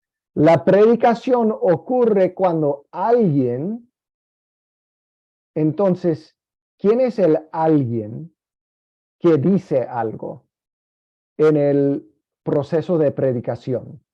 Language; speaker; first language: Spanish; non-native, fluent; English